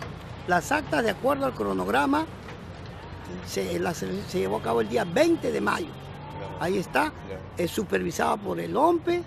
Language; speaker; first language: Spanish; native; Spanish